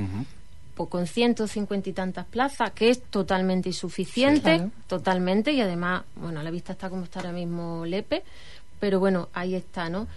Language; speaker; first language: Spanish; native; Spanish